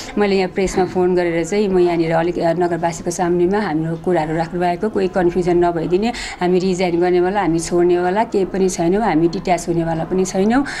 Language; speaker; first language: Nepali; native; Nepali